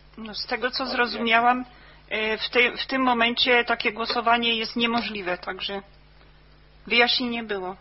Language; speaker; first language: Polish; native; Polish